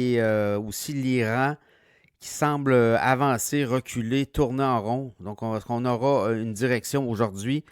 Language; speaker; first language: French; native; French